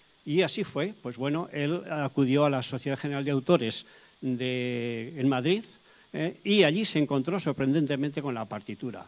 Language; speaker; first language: Spanish; native; Spanish